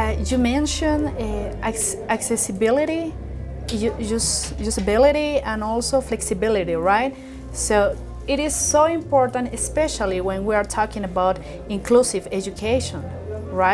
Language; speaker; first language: English; non-native, fluent; Spanish